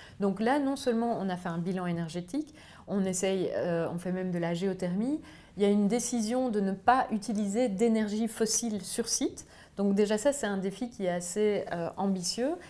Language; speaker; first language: French; native; French